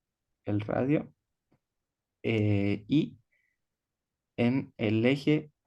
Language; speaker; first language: Spanish; native; Spanish